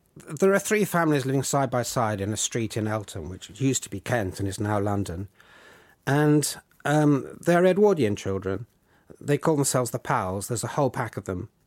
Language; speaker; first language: English; native; English